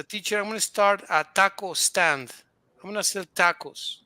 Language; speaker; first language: English; non-native, fluent; Spanish